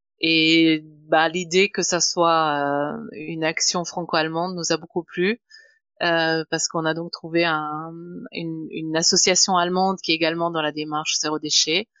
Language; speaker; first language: French; non-native, fluent; German